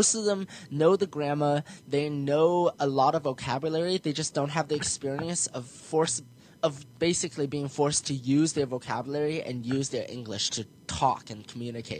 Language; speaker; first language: English; native; English